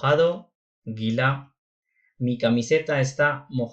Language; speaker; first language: Spanish; non-native, fluent; Urdu